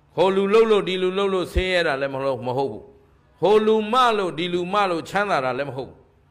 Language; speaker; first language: Burmese; native; Burmese